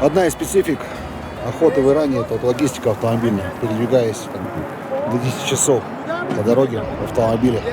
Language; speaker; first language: Russian; native; Russian